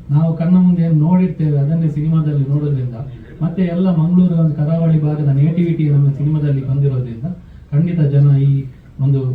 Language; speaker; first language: Kannada; non-native, local second language; Tulu